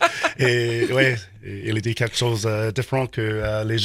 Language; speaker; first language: French; non-native, learner; English